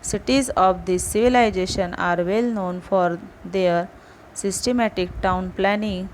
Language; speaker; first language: English; non-native, local second language; Marathi